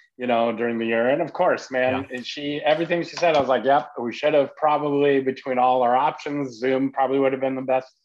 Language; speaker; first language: English; native; English